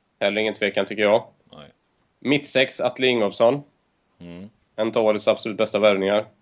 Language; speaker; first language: Swedish; native; Swedish